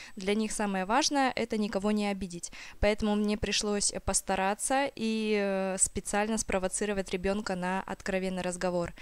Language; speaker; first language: Russian; native; Russian